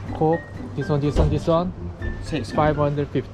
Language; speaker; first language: English; non-native, learner; Korean